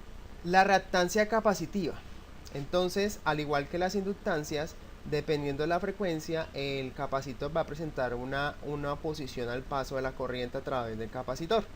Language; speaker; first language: Spanish; native; Spanish